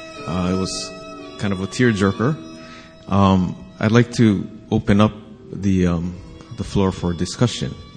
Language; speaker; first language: English; native; English